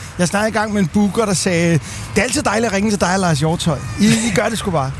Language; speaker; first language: Danish; native; Danish